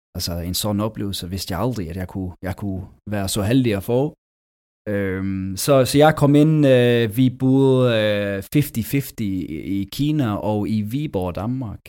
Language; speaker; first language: Danish; non-native, fluent; English